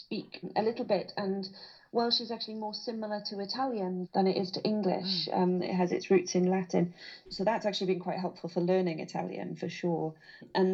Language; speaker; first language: English; native; English